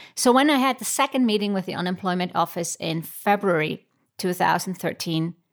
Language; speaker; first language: English; non-native, fluent; Icelandic